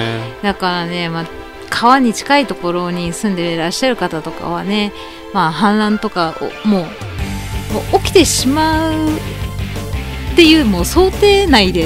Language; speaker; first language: Japanese; native; Japanese